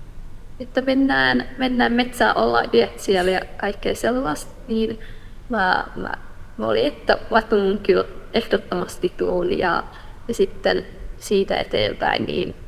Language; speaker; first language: Finnish; non-native, fluent; Persian